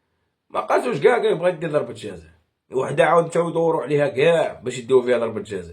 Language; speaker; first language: Arabic; native; Arabic